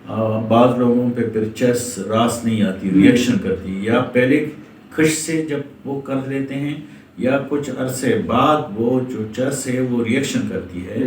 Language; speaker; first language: Urdu; native; Urdu